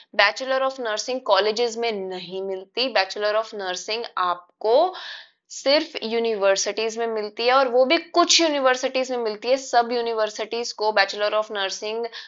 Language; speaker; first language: Hindi; native; Hindi